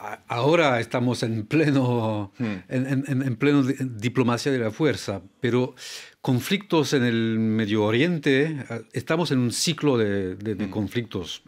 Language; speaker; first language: Spanish; non-native, fluent; French